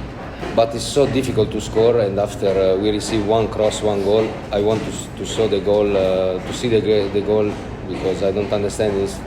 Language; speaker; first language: English; non-native, learner; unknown